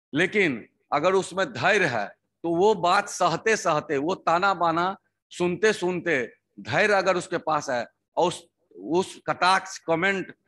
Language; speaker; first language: Hindi; native; Hindi